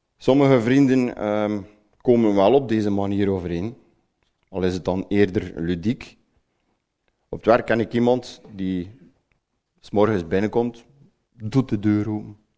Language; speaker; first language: Dutch; native; Dutch